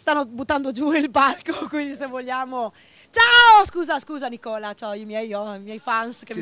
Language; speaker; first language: Italian; native; Italian